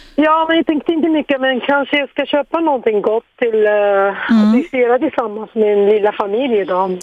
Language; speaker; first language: Swedish; non-native, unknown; Arabic